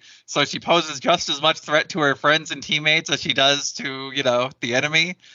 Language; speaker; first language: English; native; English